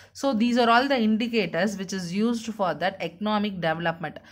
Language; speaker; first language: English; non-native, local second language; Tamil